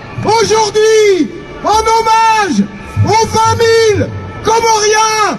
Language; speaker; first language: French; native; French